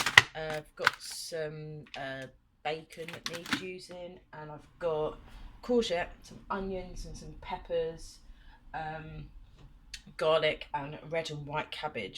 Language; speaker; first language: English; native; English